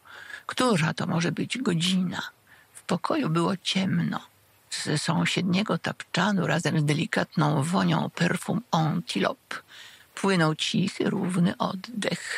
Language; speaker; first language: Polish; native; Polish